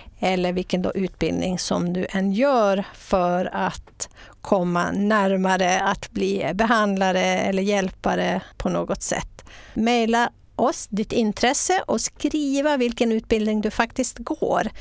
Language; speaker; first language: Swedish; native; Swedish